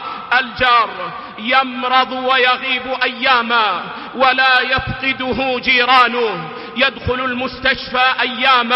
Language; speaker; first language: Arabic; native; Arabic